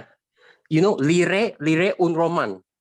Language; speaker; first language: French; non-native, learner; Indonesian